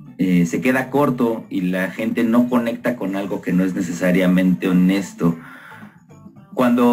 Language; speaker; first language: Spanish; native; Spanish